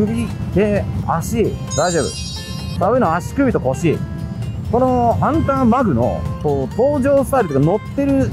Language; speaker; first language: Japanese; native; Japanese